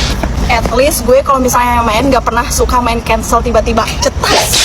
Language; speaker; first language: Indonesian; native; Indonesian